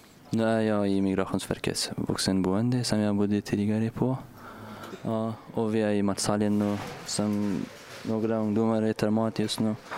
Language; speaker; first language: Swedish; non-native, fluent; Persian